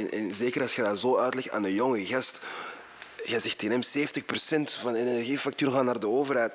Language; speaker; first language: Dutch; early bilingual, other home language; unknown